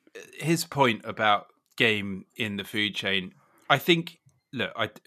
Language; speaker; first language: English; native; English